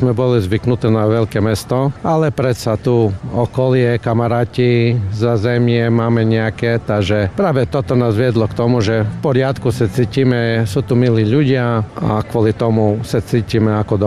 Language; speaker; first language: Slovak; non-native, fluent; Croatian